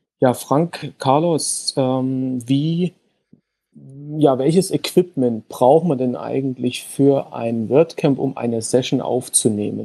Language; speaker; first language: German; native; German